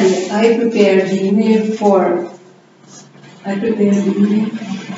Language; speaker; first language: English; non-native, learner; Portuguese